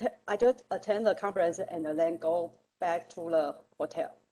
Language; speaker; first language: English; non-native, learner; Chinese